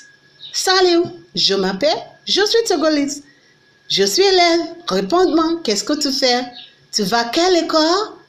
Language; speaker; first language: French; non-native, learner; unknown